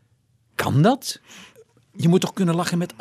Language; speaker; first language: Dutch; native; Dutch